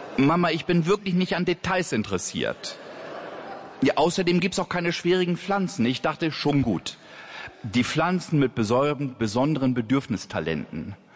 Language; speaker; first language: German; native; German